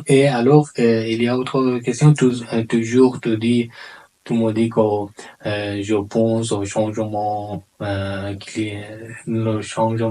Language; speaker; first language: French; non-native, learner; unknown